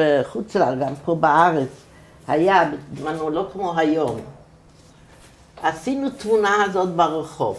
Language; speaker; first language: Hebrew; non-native, fluent; German